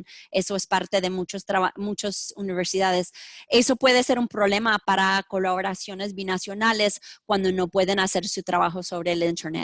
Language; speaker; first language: Spanish; early bilingual, heritage; Spanish